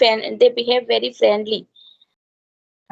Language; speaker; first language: English; non-native, learner; Hindi